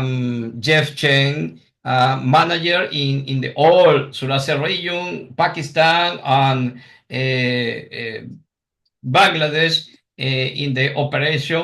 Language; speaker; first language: English; non-native, learner; Spanish